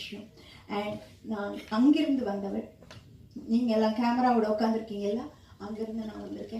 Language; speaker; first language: Tamil; native; Tamil